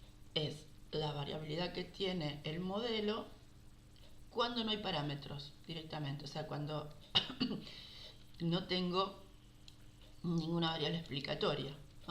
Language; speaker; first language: Spanish; native; Spanish